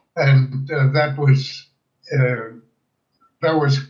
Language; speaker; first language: English; early bilingual, other home language; German